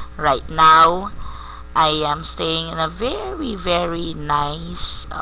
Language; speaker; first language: English; non-native, local second language; Chavacano